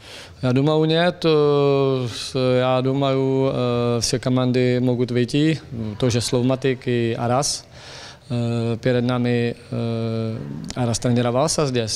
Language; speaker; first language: Russian; non-native, fluent; Czech